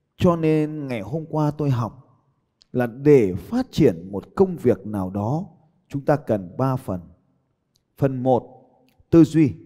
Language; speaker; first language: Vietnamese; native; Vietnamese